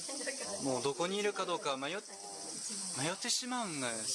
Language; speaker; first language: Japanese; non-native, fluent; French